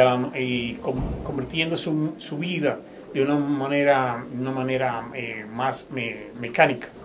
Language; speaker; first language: Spanish; native; Spanish